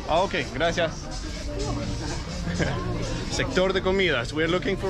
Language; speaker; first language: Spanish; non-native, fluent; English